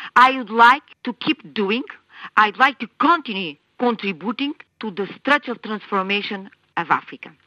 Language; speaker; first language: English; non-native, fluent; Kabuverdianu